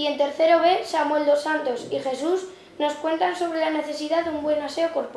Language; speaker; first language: Spanish; native; Spanish